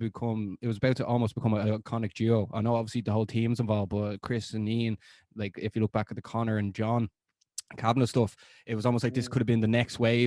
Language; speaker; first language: English; native; English